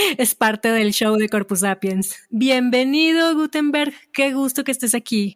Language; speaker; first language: Spanish; native; Spanish